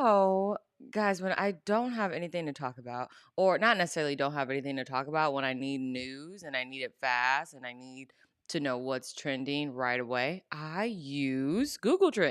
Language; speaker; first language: English; native; English